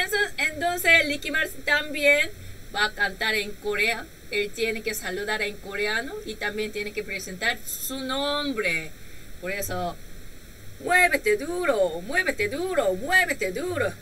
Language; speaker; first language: Spanish; non-native, learner; Korean